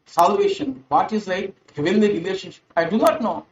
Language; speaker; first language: English; non-native, local second language; Telugu